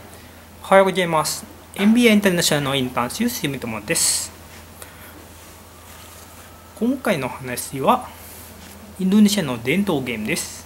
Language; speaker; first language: Japanese; non-native, learner; Indonesian